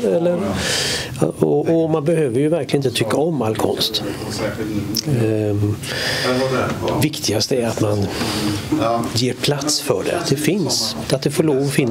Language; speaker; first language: Swedish; native; Swedish